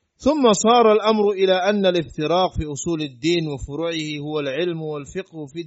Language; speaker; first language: Arabic; non-native, fluent; Indonesian